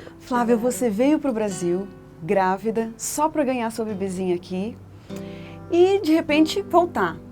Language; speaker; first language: Portuguese; native; Portuguese